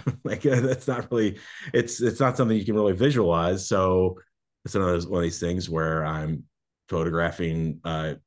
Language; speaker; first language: English; native; English